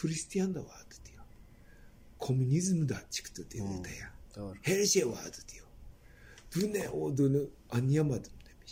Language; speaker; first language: Turkish; non-native, fluent; Japanese